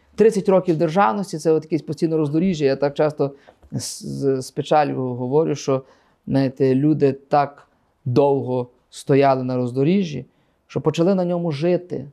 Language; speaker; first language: Ukrainian; native; Ukrainian